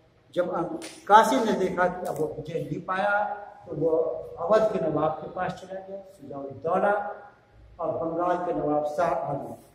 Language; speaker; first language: Hindi; native; Hindi